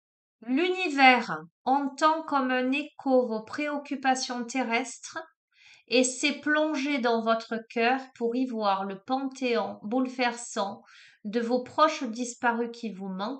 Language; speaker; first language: French; native; French